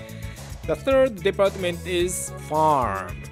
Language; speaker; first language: English; non-native, learner; Japanese